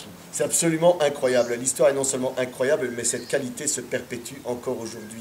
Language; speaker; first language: French; native; French